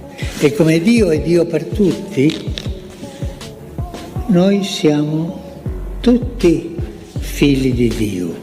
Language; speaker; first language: Italian; non-native, fluent; Spanish